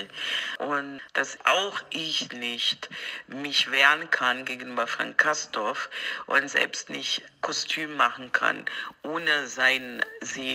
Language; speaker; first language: German; non-native, fluent; Portuguese